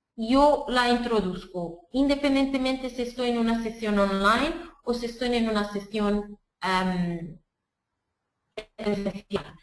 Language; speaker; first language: Spanish; non-native, fluent; Portuguese